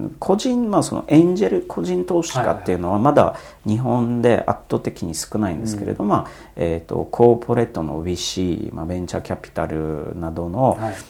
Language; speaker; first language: Japanese; non-native, fluent; Polish